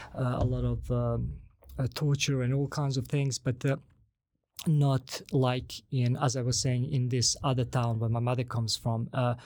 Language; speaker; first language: English; non-native, fluent; Bosnian